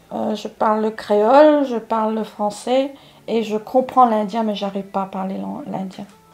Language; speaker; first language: French; non-native, local second language; Morisyen